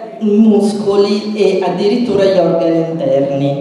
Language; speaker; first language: Italian; native; Italian